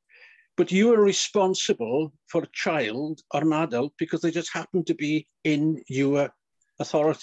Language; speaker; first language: English; native; English